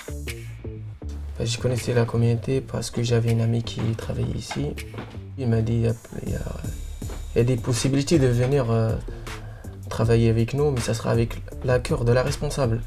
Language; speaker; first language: French; non-native, local second language; Arabic